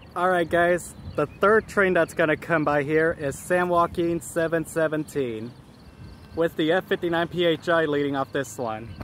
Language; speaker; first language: English; native; English